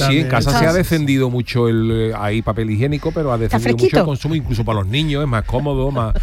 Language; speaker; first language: Spanish; native; Spanish